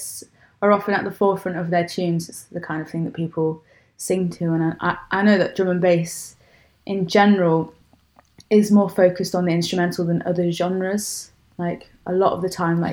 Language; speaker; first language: English; native; English